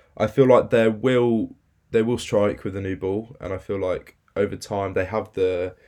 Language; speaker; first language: English; native; English